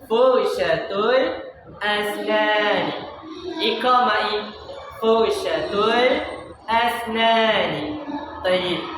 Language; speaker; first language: Arabic; non-native, learner; Malay